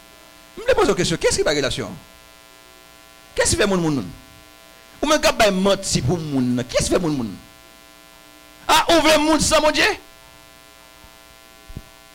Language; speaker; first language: French; non-native, local second language; Haitian Creole